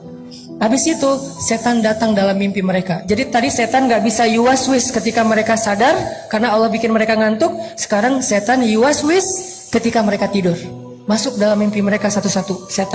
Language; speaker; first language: Indonesian; native; Indonesian